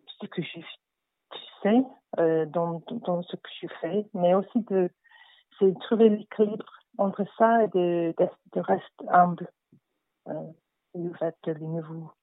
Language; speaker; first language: French; non-native, learner; English